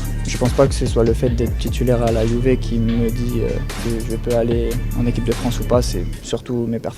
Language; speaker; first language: French; native; French